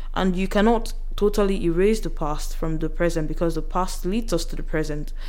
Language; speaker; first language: English; non-native, local second language; Yoruba